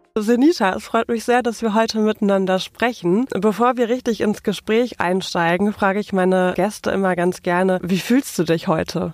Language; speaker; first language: German; native; German